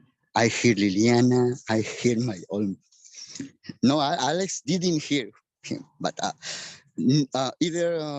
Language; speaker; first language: English; non-native, learner; Spanish